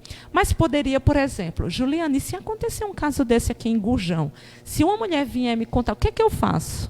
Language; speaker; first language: Portuguese; native; Portuguese